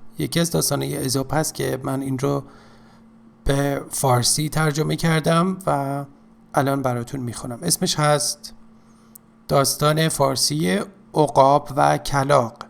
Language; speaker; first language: Persian; native; Persian